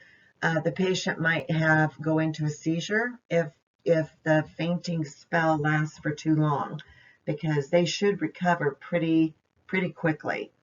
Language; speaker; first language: English; native; English